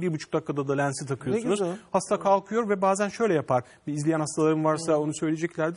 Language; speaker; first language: Turkish; native; Turkish